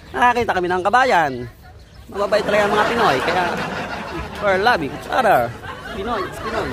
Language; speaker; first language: English; non-native, local second language; Filipino